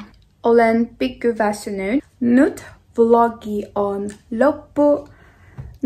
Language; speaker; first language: Finnish; non-native, learner; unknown